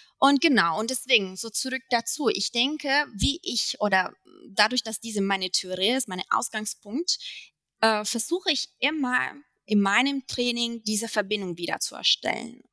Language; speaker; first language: German; non-native, fluent; Italian